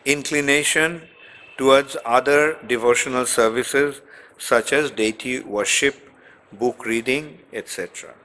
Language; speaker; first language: English; non-native, local second language; Bangla